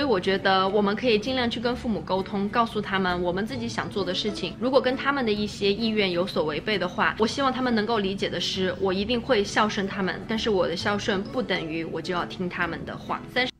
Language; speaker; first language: Chinese; native; Chinese